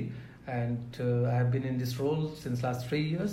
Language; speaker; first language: English; non-native, local second language; Hindi